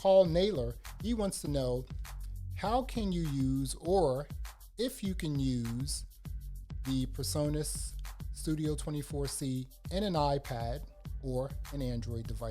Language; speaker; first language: English; native; English